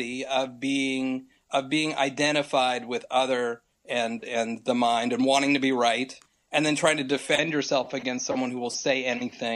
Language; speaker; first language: English; native; English